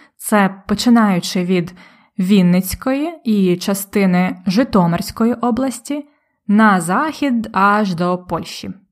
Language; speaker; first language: Ukrainian; native; Ukrainian